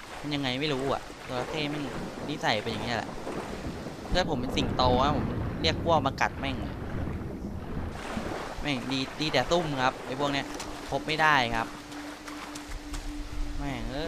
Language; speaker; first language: Thai; native; Thai